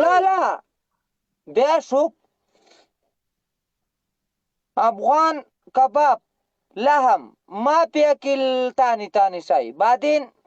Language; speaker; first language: Arabic; non-native, learner; Pashto